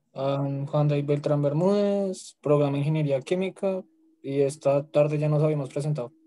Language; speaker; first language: Spanish; native; Spanish